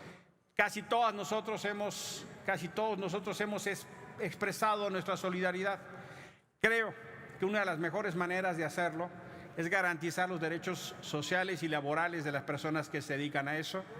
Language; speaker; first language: Spanish; native; Spanish